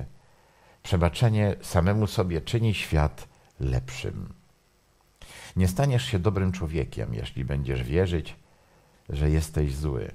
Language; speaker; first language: Polish; native; Polish